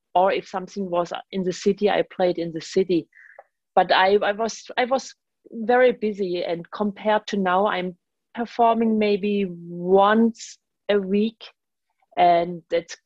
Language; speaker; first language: English; non-native, fluent; German